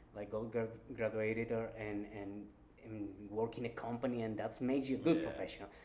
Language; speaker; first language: English; non-native, fluent; Spanish